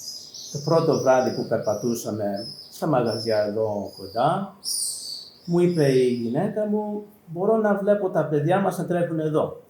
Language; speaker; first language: Greek; non-native, learner; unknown